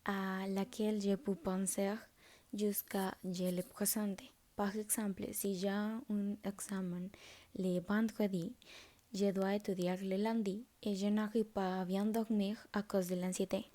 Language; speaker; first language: French; non-native, learner; Spanish